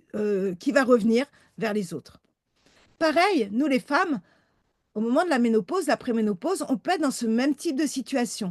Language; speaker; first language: French; native; French